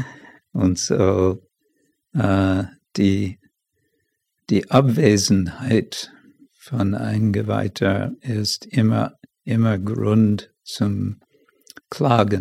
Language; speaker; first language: German; non-native, fluent; English